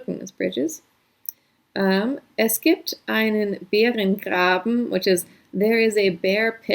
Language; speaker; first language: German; non-native, fluent; English